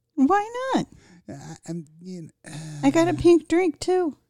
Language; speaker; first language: English; native; English